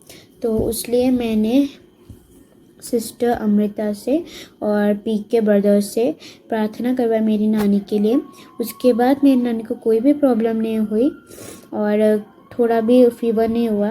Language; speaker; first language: Hindi; non-native, local second language; Malayalam